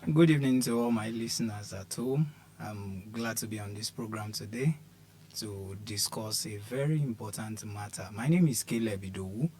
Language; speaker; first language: English; non-native, local second language; Yoruba